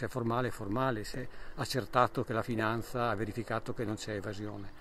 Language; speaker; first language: Italian; native; Italian